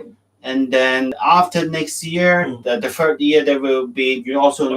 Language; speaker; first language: English; non-native, local second language; Cantonese